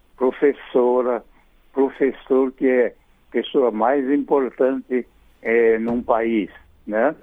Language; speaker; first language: Portuguese; non-native, fluent; Japanese